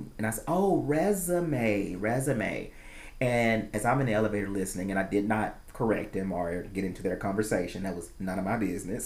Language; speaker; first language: English; native; English